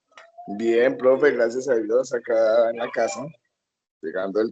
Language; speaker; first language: Spanish; native; Spanish